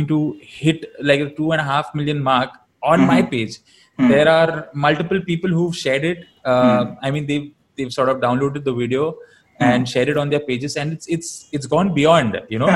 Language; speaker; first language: English; non-native, local second language; Malayalam